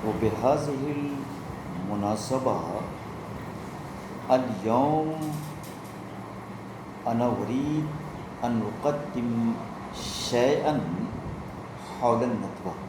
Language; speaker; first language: Arabic; non-native, fluent; Urdu